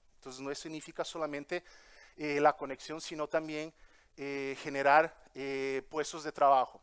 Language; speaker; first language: Spanish; early bilingual, heritage; Portuguese